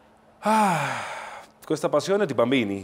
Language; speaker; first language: Italian; non-native, learner; Spanish